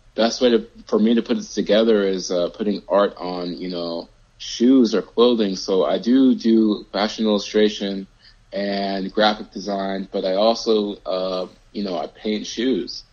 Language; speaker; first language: English; native; English